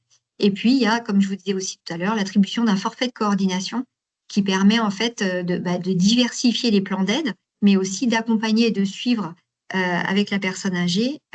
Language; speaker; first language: French; native; French